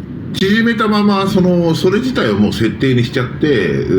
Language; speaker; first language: Japanese; native; Japanese